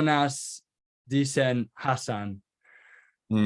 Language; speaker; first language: Spanish; non-native, learner; Kurdish